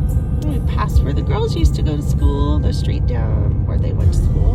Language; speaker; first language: English; native; English